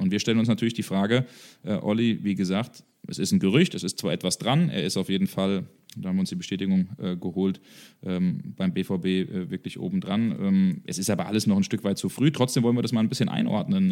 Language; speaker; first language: German; native; German